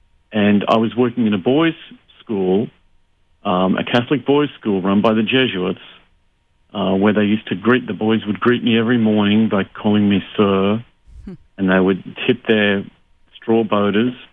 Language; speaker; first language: English; native; English